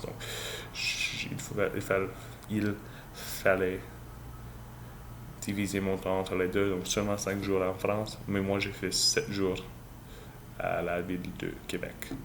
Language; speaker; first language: French; non-native, learner; English